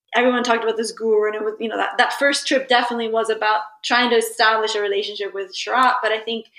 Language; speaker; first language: English; early bilingual, other home language; Italian